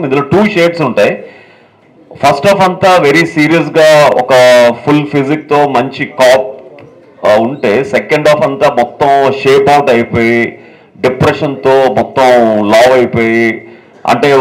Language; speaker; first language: Telugu; native; Telugu